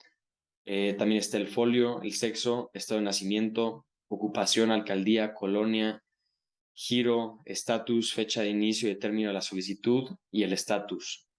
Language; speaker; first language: Spanish; native; Spanish